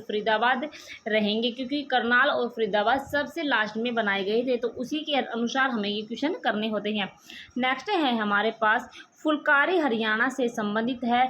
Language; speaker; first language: Hindi; native; Hindi